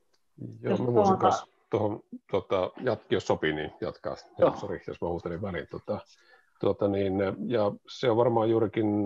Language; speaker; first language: Finnish; native; Finnish